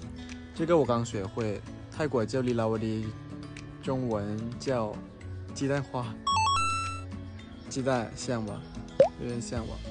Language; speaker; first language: Chinese; non-native, fluent; Thai